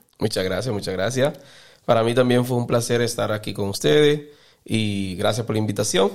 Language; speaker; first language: Spanish; native; Spanish